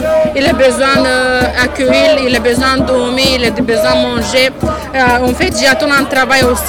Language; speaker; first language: French; non-native, learner; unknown